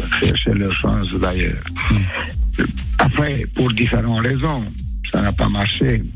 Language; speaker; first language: French; non-native, fluent; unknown